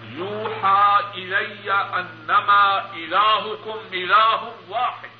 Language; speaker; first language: Urdu; native; Urdu